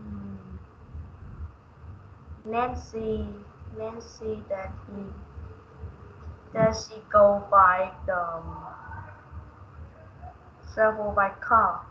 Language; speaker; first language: English; non-native, learner; Vietnamese